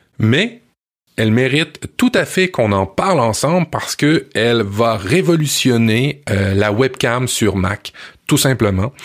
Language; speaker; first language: French; native; French